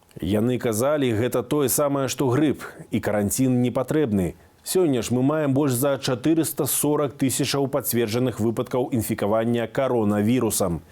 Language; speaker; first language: Belarusian; native; Belarusian